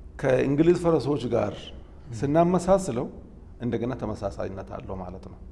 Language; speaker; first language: Amharic; non-native, local second language; Oromo